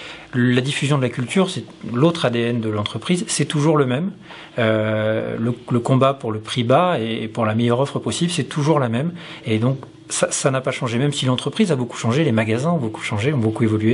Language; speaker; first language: French; native; French